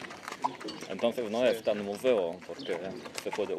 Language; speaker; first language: Spanish; non-native, learner; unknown